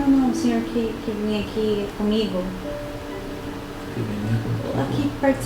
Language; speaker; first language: Spanish; non-native, fluent; Portuguese